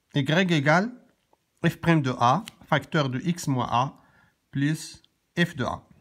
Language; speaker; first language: French; non-native, local second language; Arabic